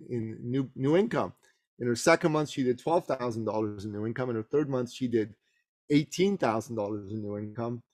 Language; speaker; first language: English; early bilingual, other home language; Persian